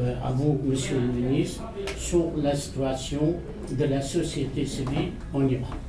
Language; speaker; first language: French; non-native, fluent; Arabic